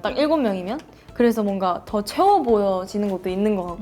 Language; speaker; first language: Korean; native; Korean